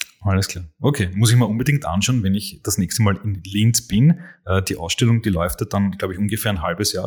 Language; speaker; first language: German; native; German